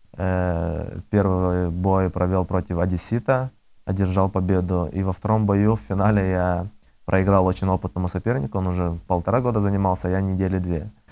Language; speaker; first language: Russian; early bilingual, other home language; Azerbaijani